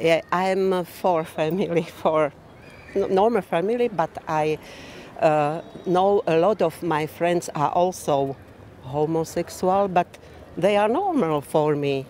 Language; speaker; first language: English; non-native, learner; Slovak